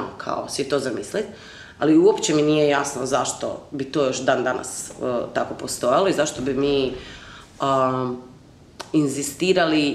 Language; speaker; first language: Croatian; native; Croatian